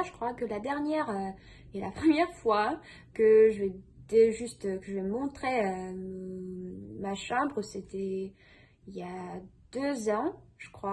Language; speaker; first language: French; non-native, fluent; Russian